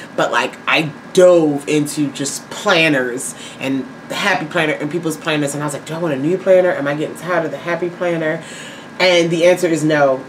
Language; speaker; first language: English; native; English